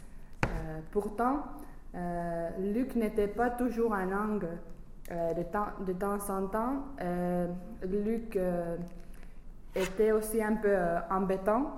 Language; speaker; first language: French; non-native, fluent; English